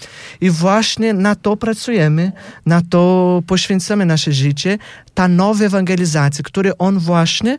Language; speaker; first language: Polish; non-native, fluent; Portuguese